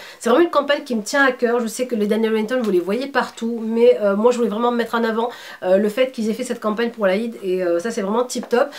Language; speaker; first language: French; early bilingual, other home language; Arabic